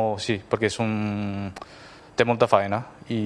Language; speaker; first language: Catalan; non-native, fluent; Chinese